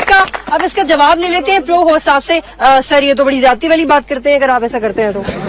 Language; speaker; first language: Urdu; native; Urdu